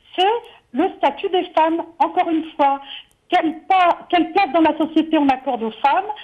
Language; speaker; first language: French; native; French